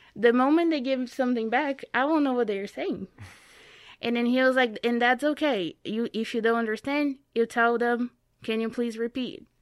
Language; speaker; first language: English; non-native, fluent; Portuguese